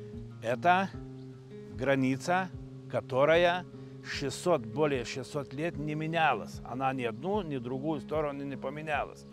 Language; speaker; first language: Russian; non-native, local second language; Lithuanian